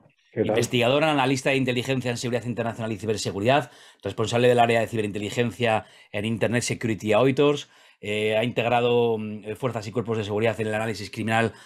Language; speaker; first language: Spanish; native; Spanish